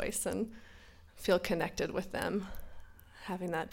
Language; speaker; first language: English; native; English